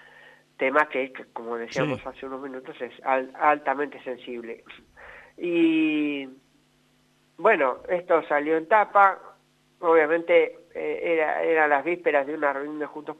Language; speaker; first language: Spanish; native; Spanish